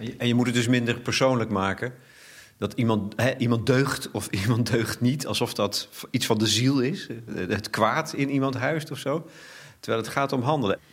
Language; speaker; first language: Dutch; native; Dutch